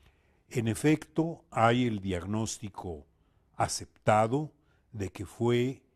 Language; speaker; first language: Spanish; native; Spanish